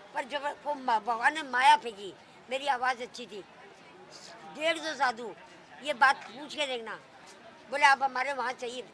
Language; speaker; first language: Hindi; native; Hindi